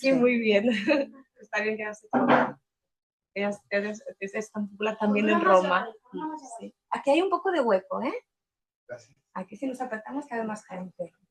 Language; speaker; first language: Spanish; non-native, fluent; Italian